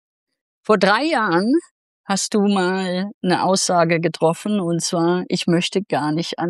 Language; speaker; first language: German; native; German